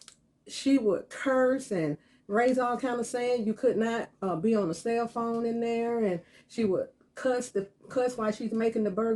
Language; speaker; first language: English; native; English